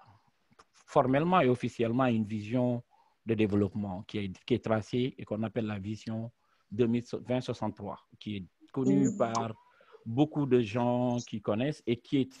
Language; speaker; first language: French; non-native, local second language; Wolof